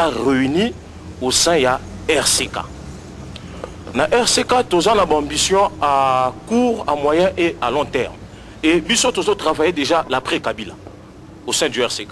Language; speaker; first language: French; non-native, local second language; Lingala